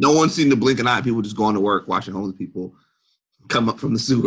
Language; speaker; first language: English; native; English